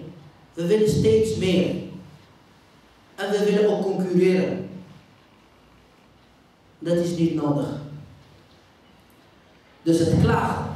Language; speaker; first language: Dutch; non-native, fluent; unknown